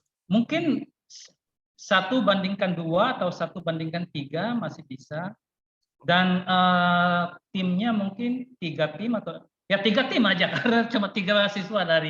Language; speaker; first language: Indonesian; non-native, fluent; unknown